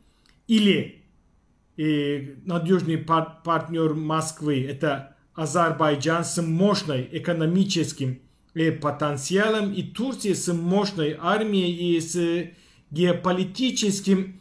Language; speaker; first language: Russian; non-native, fluent; Turkish